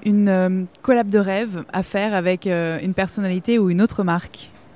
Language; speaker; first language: French; native; French